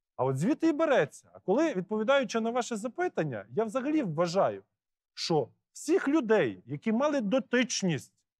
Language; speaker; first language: Ukrainian; native; Ukrainian